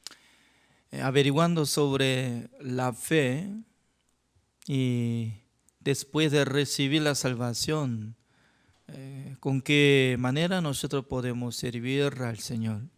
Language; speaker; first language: Spanish; non-native, learner; Korean